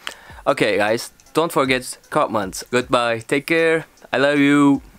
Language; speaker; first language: English; non-native, learner; Turkish